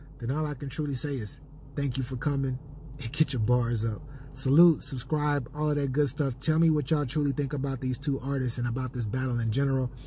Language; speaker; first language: English; native; English